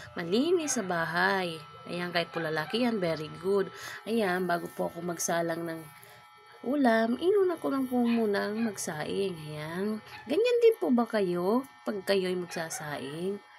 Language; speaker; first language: Filipino; non-native, local second language; Bikol